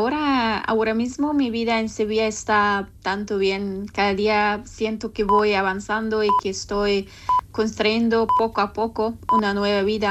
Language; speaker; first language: Spanish; non-native, learner; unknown